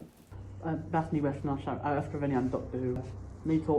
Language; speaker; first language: Welsh; non-native, local second language; English